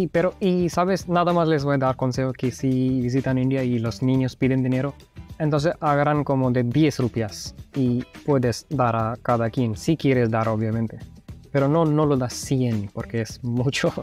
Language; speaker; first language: Spanish; non-native, fluent; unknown